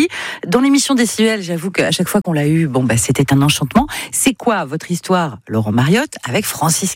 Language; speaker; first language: French; native; French